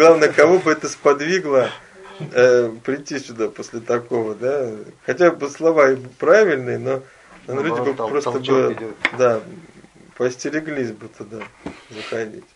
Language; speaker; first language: Russian; native; Russian